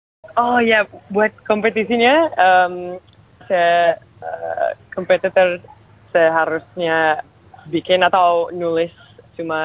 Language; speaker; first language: Indonesian; non-native, fluent; English